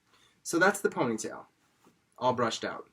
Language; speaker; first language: English; native; English